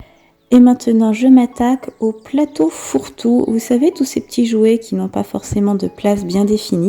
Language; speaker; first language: French; native; French